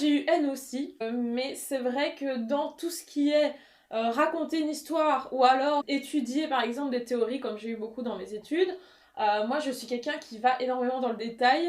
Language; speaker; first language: French; native; French